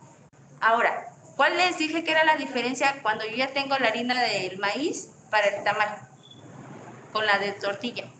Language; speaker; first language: Spanish; native; Spanish